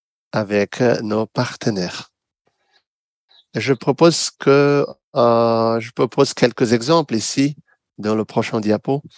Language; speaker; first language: French; non-native, fluent; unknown